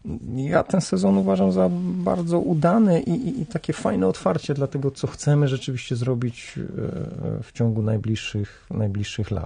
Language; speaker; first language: Polish; native; Polish